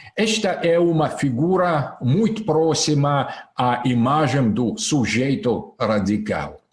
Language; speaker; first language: Portuguese; non-native, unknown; Russian